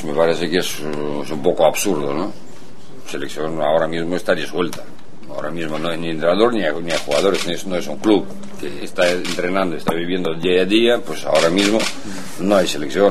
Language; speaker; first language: Spanish; non-native, fluent; Russian